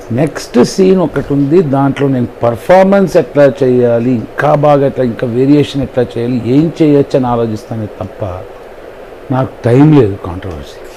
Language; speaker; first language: Telugu; non-native, local second language; Tamil